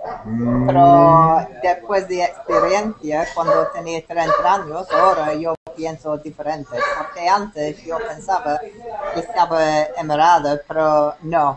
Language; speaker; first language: Spanish; non-native, learner; English